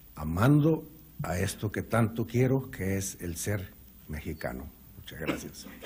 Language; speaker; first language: Spanish; native; Spanish